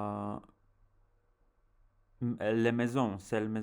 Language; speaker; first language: French; non-native, learner; English